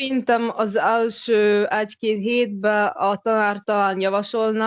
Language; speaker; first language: Hungarian; non-native, local second language; Russian